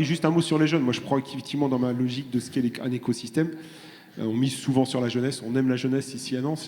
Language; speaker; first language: French; native; French